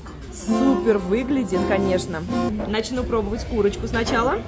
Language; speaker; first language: Russian; native; Russian